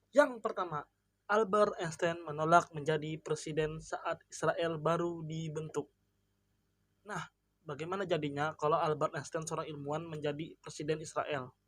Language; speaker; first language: Indonesian; non-native, local second language; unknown